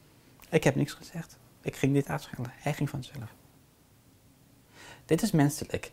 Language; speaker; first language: Dutch; non-native, fluent; Arabic